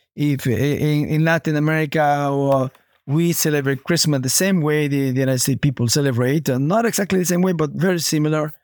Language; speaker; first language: English; non-native, fluent; Spanish